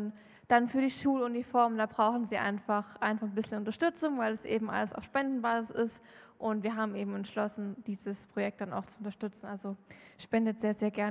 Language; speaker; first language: German; native; German